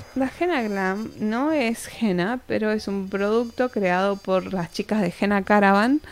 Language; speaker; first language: Spanish; native; Spanish